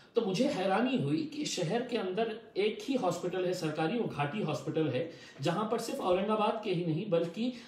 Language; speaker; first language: Hindi; non-native, local second language; Urdu